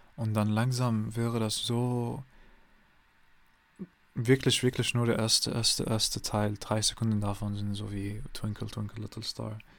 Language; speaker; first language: German; non-native, learner; English